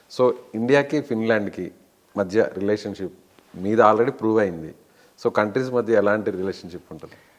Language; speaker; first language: Telugu; native; Telugu